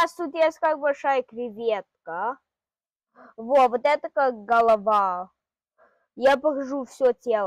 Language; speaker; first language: Russian; early bilingual, heritage; Russian